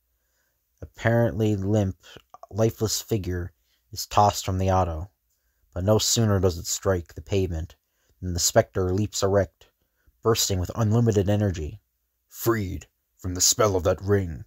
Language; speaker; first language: English; native; English